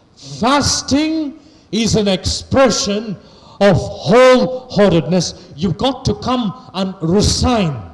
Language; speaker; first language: English; non-native, local second language; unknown